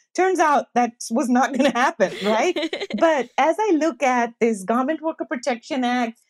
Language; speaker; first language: English; non-native, local second language; Urdu